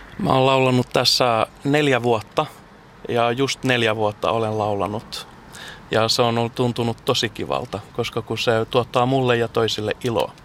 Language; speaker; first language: Finnish; early bilingual, heritage; Finnish